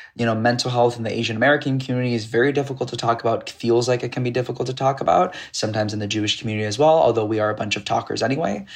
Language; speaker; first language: English; native; English